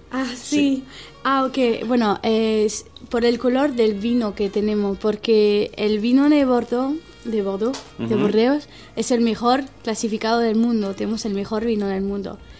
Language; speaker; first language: Spanish; non-native, fluent; French